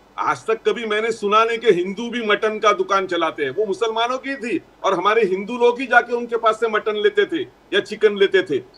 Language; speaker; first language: Hindi; non-native, local second language; Gujarati